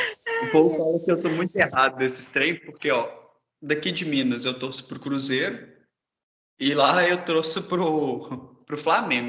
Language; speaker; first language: Portuguese; native; Portuguese